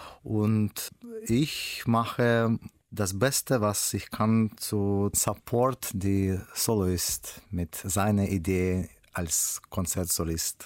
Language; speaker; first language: German; non-native, learner; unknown